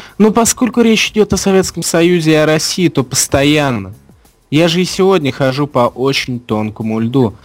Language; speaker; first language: Russian; non-native, fluent; English